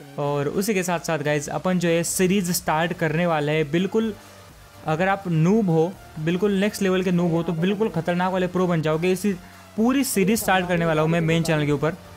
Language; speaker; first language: Hindi; native; Hindi